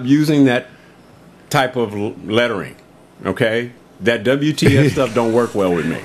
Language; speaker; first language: English; native; English